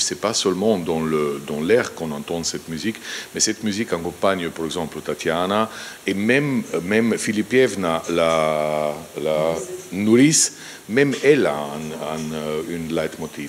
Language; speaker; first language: French; non-native, fluent; Slovenian